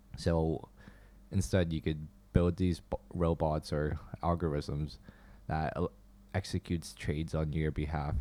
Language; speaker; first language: English; non-native, fluent; Chinese